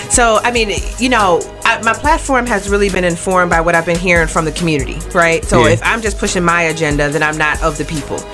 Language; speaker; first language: English; native; English